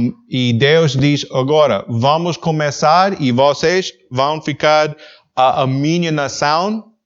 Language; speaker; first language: Portuguese; non-native, learner; English